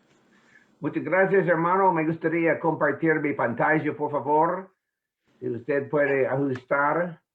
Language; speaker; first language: Spanish; non-native, fluent; English